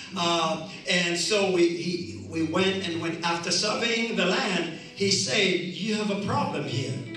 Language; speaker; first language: English; non-native, local second language; Kikuyu